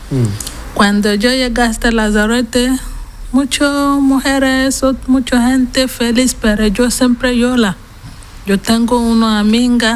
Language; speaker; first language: Spanish; non-native, learner; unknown